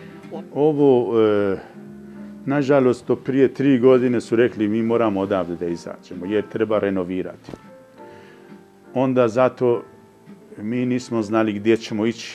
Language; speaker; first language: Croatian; non-native, fluent; Persian